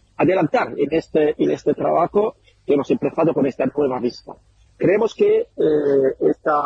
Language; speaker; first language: Spanish; non-native, fluent; Italian